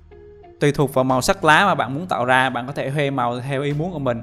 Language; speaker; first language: Vietnamese; native; Vietnamese